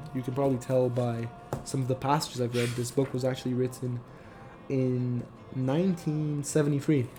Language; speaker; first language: English; non-native, fluent; Portuguese